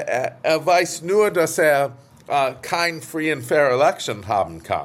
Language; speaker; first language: German; non-native, fluent; English